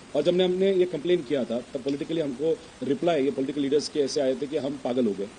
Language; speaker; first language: Hindi; non-native, local second language; Marathi